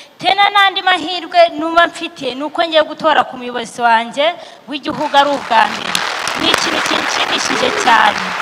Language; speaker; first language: Kinyarwanda; early bilingual, heritage; Kinyarwanda